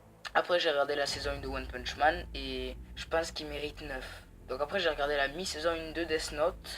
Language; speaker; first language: French; native; French